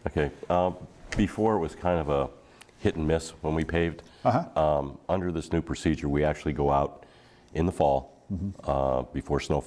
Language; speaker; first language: English; native; English